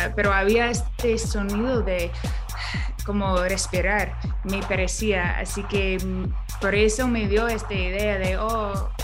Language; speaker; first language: Spanish; non-native, learner; English